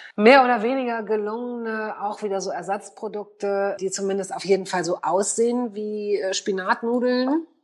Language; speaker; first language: German; native; German